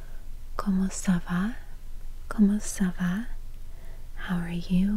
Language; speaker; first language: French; non-native, learner; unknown